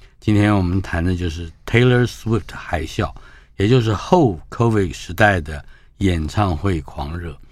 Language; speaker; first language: Chinese; native; Chinese